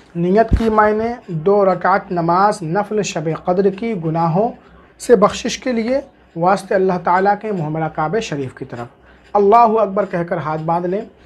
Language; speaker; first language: Hindi; native; Hindi